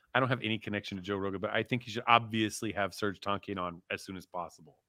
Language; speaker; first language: English; early bilingual, other home language; Turkish